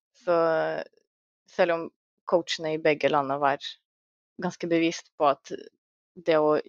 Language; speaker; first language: Norwegian; non-native, fluent; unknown